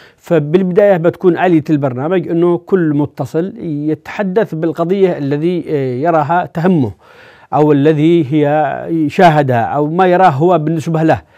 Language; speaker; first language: Arabic; native; Arabic